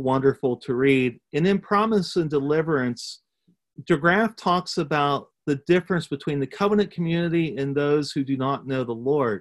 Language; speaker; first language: English; native; English